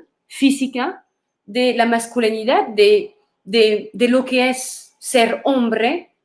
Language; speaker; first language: Spanish; non-native, fluent; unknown